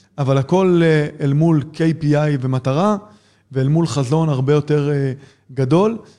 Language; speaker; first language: Hebrew; native; Hebrew